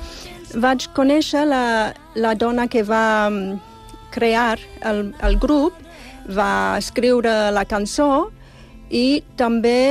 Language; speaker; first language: Catalan; non-native, fluent; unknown